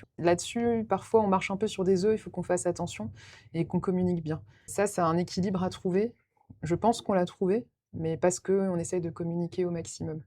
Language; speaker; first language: French; native; French